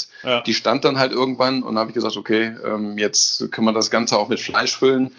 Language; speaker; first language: German; native; German